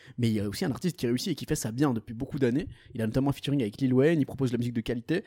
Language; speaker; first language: French; early bilingual, other home language; Portuguese